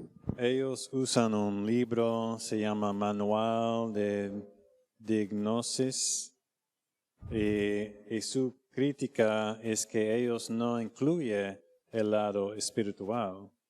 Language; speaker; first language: Spanish; non-native, fluent; English